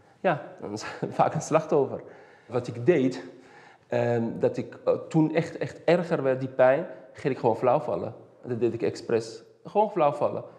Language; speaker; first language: Dutch; early bilingual, other home language; Riffian